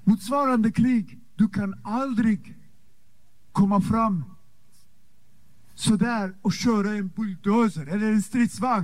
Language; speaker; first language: Swedish; non-native, fluent; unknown